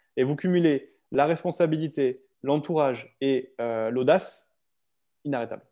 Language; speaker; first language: French; native; French